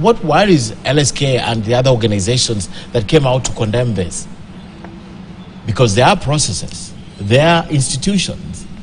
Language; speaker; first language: English; non-native, local second language; Swahili